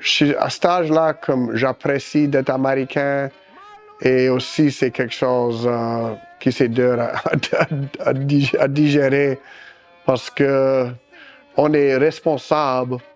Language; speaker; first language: French; early bilingual, heritage; French